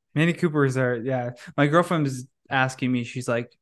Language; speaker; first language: English; native; English